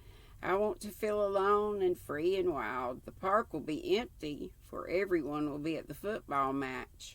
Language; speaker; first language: English; native; English